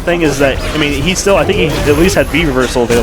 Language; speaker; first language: English; native; English